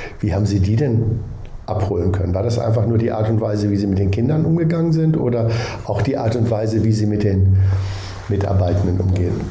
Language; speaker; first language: German; native; German